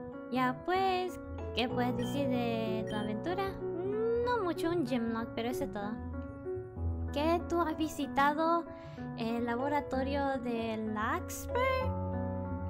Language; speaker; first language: Spanish; non-native, learner; English